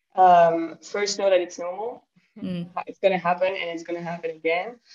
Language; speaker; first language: English; non-native, fluent; French